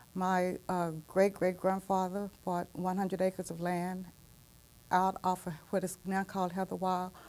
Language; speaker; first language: English; native; English